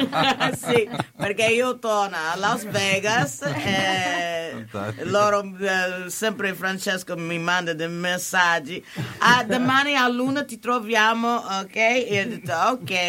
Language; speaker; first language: Italian; non-native, learner; English